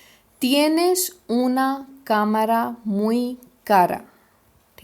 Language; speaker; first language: Spanish; non-native, fluent; Hindi